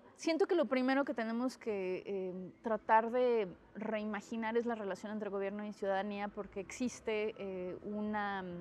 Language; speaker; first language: Spanish; native; Spanish